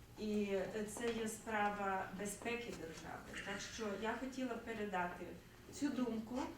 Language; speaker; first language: Ukrainian; early bilingual, heritage; Ukrainian